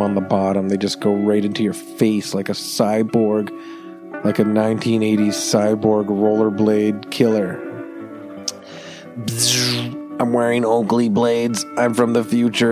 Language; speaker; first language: English; native; English